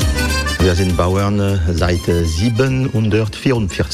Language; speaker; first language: German; non-native, learner; French